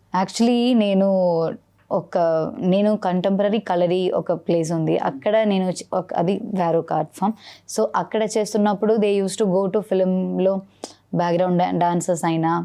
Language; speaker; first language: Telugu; non-native, learner; Malayalam